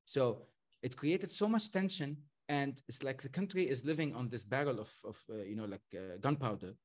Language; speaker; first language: English; non-native, fluent; Arabic